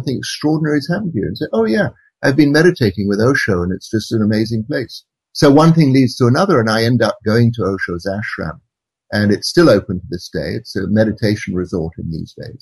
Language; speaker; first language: English; native; English